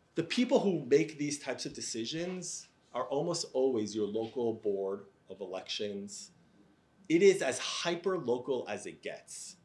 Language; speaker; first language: English; native; English